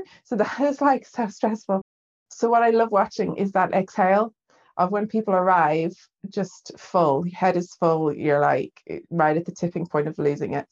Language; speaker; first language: English; native; English